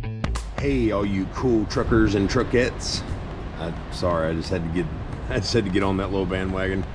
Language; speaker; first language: English; native; English